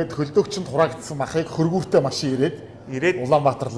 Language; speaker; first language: Mongolian; native; Mongolian